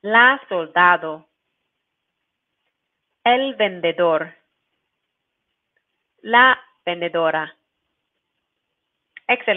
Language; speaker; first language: Spanish; non-native, fluent; English